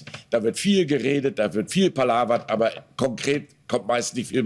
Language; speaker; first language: German; native; German